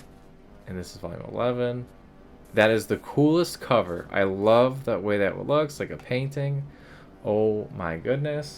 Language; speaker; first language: English; native; English